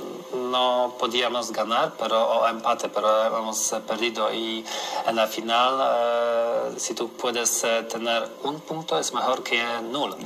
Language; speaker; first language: Spanish; non-native, learner; Polish